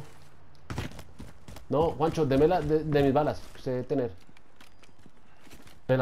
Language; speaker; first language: Spanish; native; Spanish